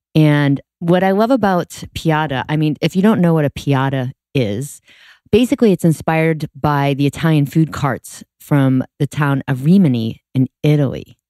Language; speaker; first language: English; native; English